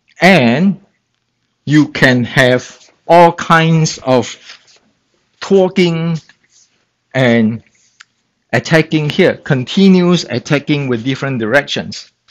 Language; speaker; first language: English; non-native, fluent; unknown